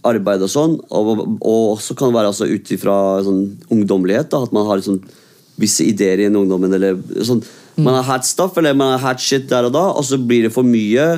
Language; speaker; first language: Norwegian; early bilingual, other home language; Kurdish